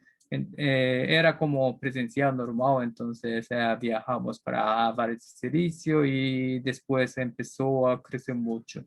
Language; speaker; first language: Spanish; non-native, learner; Japanese